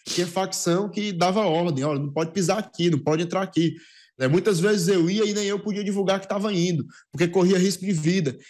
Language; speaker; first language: Portuguese; native; Portuguese